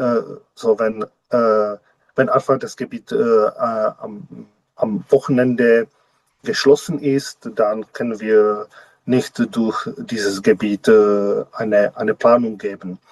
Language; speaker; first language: German; non-native, learner; Czech